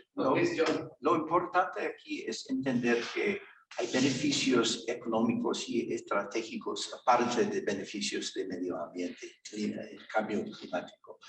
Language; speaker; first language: Spanish; non-native, fluent; English